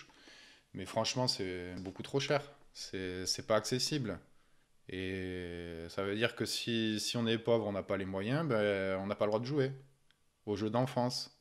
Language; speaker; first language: French; native; French